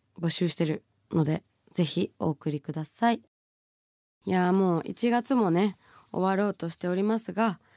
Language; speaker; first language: Japanese; early bilingual, other home language; Bangla